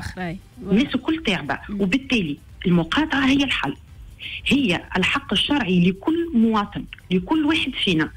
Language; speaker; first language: Arabic; native; Arabic